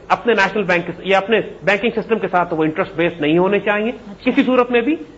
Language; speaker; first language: Urdu; native; Urdu